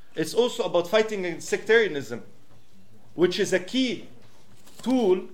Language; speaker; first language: English; non-native, fluent; French